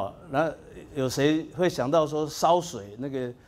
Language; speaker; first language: Chinese; native; Chinese